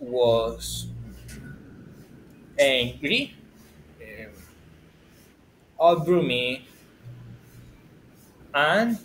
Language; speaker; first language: English; non-native, learner; Spanish